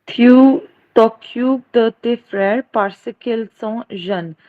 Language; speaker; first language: French; non-native, learner; Hindi